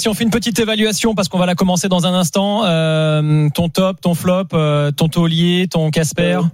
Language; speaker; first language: French; native; French